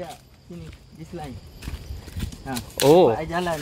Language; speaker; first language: Malay; native; Malay